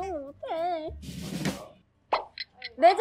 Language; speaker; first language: Korean; native; Korean